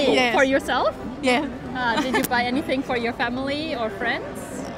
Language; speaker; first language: English; non-native, fluent; German